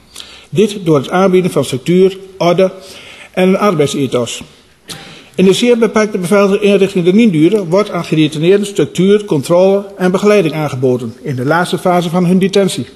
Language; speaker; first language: Dutch; native; Dutch